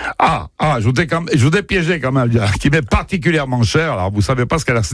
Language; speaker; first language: French; native; French